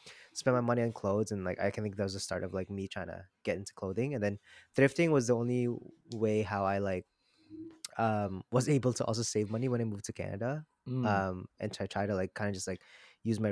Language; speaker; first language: English; non-native, local second language; Filipino